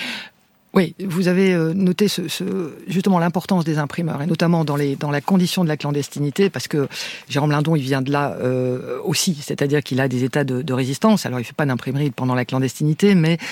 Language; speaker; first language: French; native; French